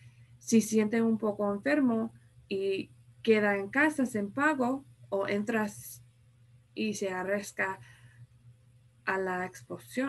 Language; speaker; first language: Spanish; non-native, fluent; English